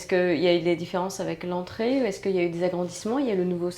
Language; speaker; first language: French; native; French